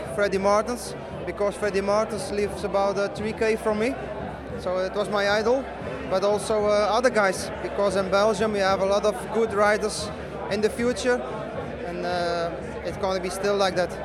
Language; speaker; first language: English; non-native, fluent; Dutch